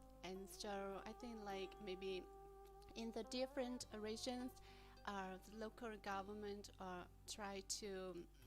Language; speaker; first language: English; non-native, learner; Vietnamese